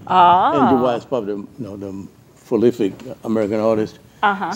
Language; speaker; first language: English; non-native, local second language; Cantonese